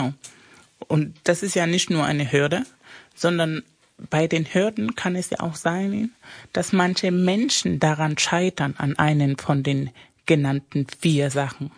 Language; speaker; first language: German; early bilingual, other home language; Spanish